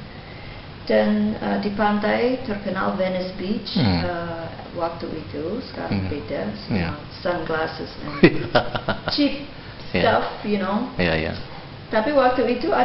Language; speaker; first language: Indonesian; non-native, fluent; English